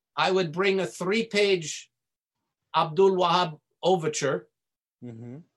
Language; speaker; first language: English; native; English